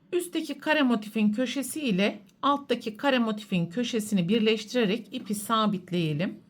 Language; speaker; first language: Turkish; native; Turkish